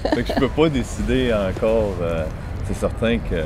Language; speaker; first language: French; native; French